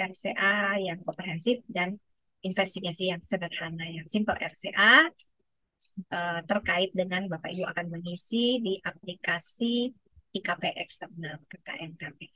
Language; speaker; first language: Indonesian; native; Indonesian